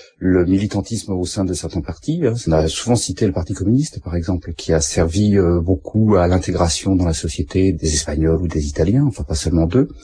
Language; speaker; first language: French; native; French